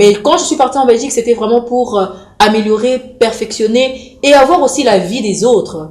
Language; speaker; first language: French; non-native, local second language; Lingala